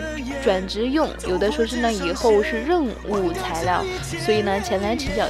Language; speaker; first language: Chinese; native; Chinese